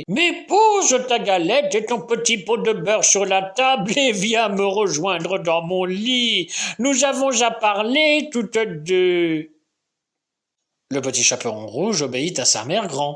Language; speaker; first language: French; native; French